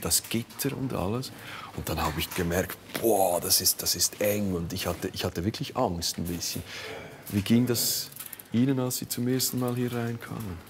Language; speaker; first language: German; native; German